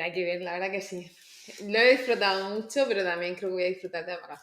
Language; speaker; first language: Spanish; native; Spanish